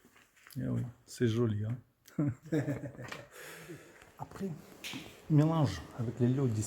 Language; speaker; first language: French; non-native, learner; Russian